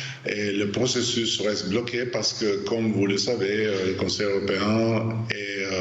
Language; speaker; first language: French; non-native, fluent; Albanian